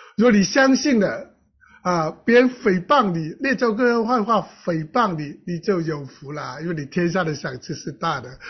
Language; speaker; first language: Chinese; non-native, local second language; Cantonese